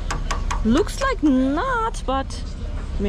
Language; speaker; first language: English; non-native, learner; Turkish